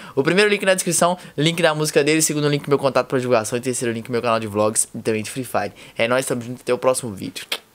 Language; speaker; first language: Portuguese; native; Portuguese